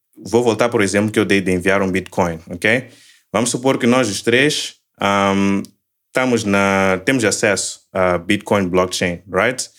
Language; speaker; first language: Portuguese; native; Portuguese